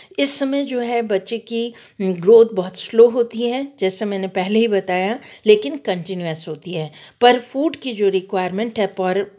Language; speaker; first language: Hindi; native; Hindi